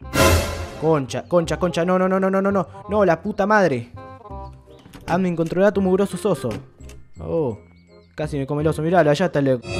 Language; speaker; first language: Spanish; native; Spanish